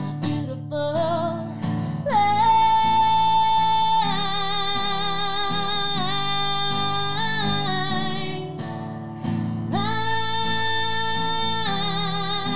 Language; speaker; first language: English; native; English